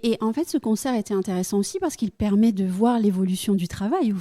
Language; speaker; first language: French; native; French